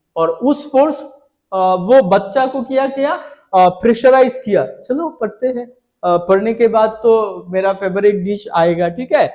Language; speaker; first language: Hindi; non-native, local second language; Bangla